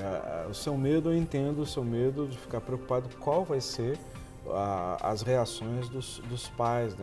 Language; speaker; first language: Portuguese; native; Portuguese